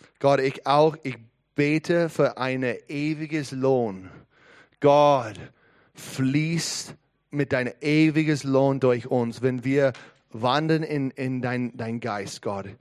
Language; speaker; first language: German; non-native, fluent; English